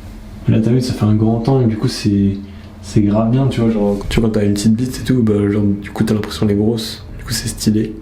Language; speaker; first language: French; native; French